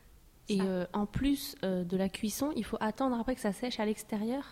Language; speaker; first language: French; native; French